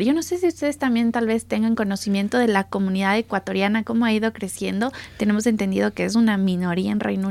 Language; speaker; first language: Spanish; native; Spanish